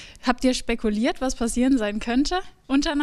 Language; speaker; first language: German; native; German